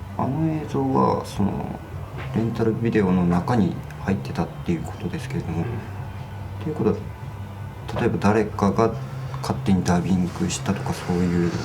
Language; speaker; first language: Japanese; native; Japanese